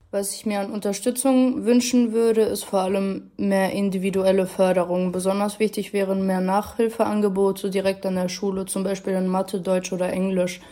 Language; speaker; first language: German; early bilingual, other home language; Arabic